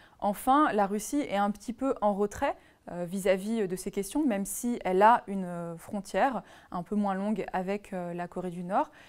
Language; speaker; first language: French; native; French